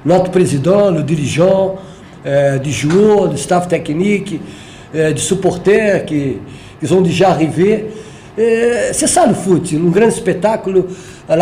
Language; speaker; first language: French; non-native, fluent; Portuguese